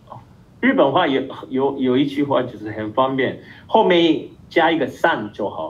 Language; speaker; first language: Chinese; non-native, fluent; Japanese